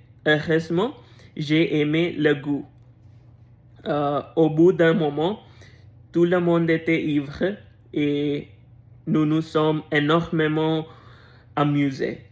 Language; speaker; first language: French; non-native, learner; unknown